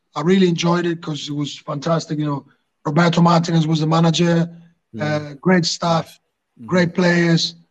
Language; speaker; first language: English; non-native, fluent; Greek